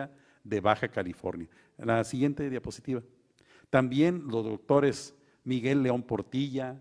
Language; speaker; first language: Spanish; native; Spanish